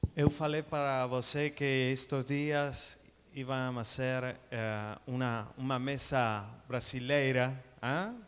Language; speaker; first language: Portuguese; non-native, learner; Spanish